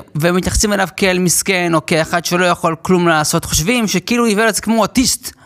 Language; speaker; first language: Hebrew; early bilingual, other home language; English